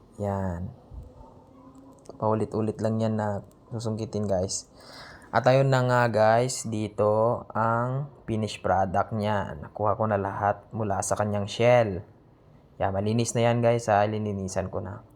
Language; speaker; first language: Filipino; non-native, local second language; Iloko